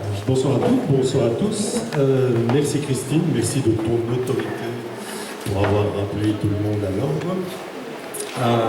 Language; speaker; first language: French; native; French